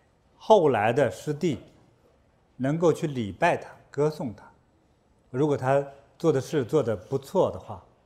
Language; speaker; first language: Chinese; native; Chinese